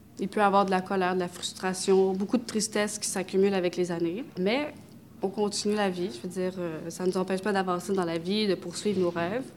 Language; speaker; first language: French; early bilingual, other home language; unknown